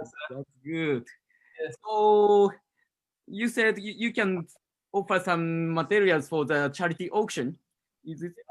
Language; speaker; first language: English; non-native, learner; Japanese